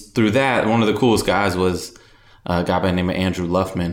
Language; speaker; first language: English; native; English